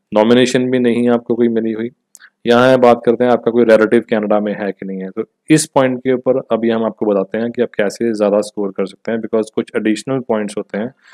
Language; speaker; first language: Hindi; non-native, local second language; Punjabi